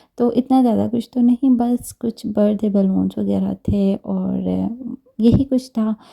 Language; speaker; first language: Urdu; native; Urdu